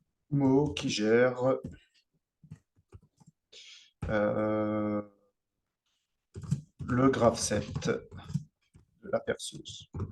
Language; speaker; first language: French; native; French